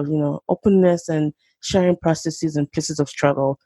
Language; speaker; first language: English; non-native, local second language; Yoruba